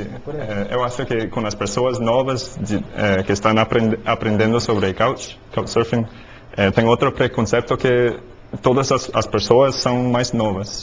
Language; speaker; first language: Portuguese; non-native, learner; English